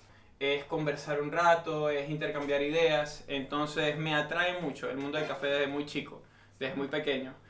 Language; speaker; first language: Spanish; native; Spanish